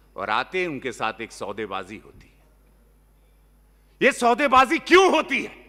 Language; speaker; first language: Hindi; native; Hindi